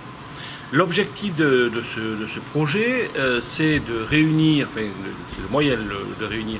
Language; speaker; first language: French; native; French